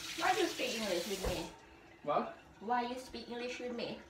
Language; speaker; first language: English; non-native, learner; Thai